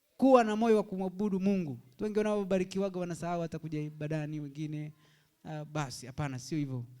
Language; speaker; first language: Swahili; native; Swahili